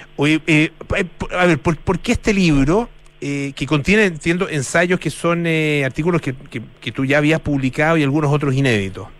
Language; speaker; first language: Spanish; native; Spanish